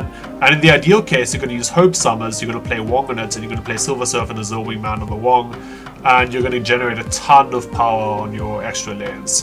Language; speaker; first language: English; native; English